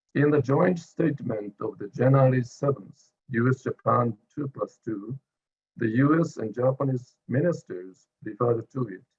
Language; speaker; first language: English; non-native, fluent; Japanese